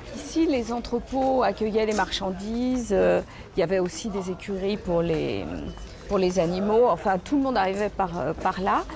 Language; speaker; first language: French; native; French